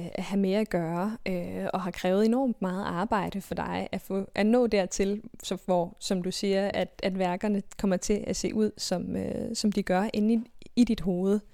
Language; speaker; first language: Danish; native; Danish